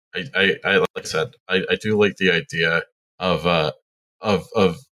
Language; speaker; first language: English; native; English